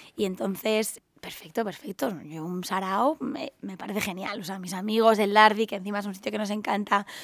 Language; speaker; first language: Spanish; native; Spanish